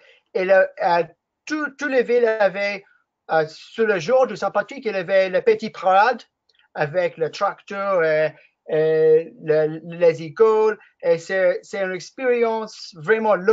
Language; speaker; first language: French; non-native, learner; English